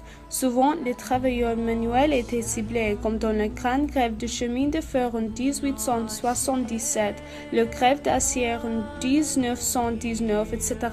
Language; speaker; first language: French; non-native, learner; English